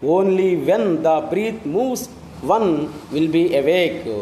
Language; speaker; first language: English; non-native, local second language; Telugu